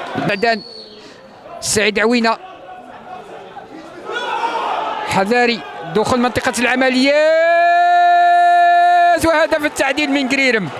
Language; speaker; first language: Arabic; native; Arabic